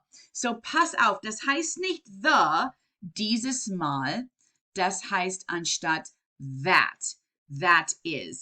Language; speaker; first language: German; non-native, fluent; English